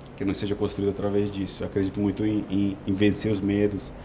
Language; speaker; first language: Portuguese; non-native, fluent; Italian